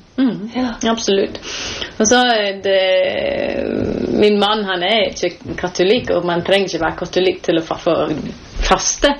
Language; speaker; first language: Norwegian; non-native, fluent; English